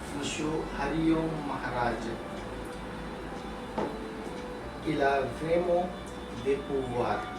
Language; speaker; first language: French; non-native, learner; Hindi